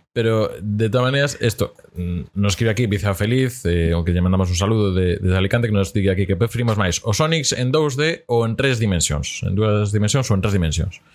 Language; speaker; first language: Galician; non-native, local second language; Spanish